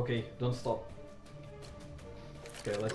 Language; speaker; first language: English; non-native, learner; Portuguese